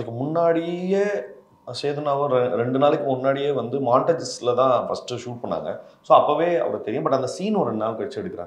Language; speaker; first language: Tamil; native; Tamil